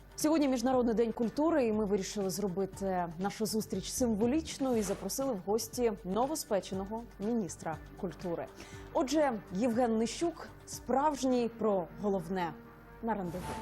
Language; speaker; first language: Ukrainian; native; Ukrainian